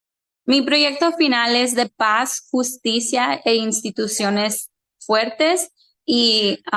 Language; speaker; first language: Spanish; early bilingual, heritage; Spanish